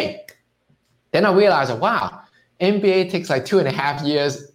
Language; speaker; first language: English; non-native, local second language; Cantonese